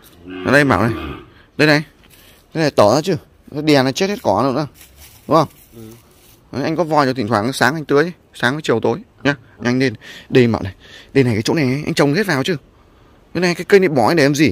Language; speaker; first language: Vietnamese; native; Vietnamese